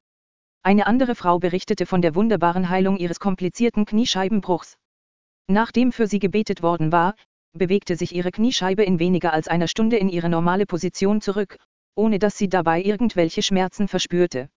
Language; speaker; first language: German; native; German